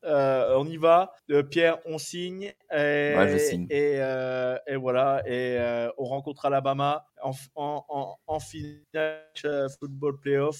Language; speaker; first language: French; native; French